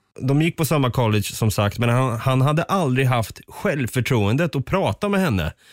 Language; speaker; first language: Swedish; native; Swedish